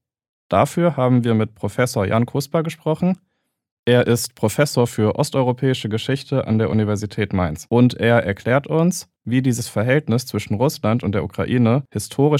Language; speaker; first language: German; native; German